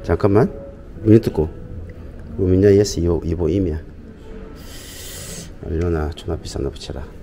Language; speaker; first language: Russian; non-native, learner; Korean